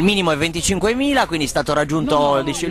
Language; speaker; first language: Italian; native; Italian